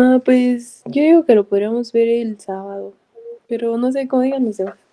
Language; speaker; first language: Spanish; native; Spanish